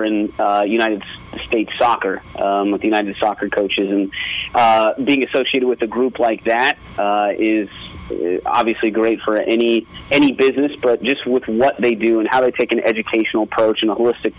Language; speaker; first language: English; native; English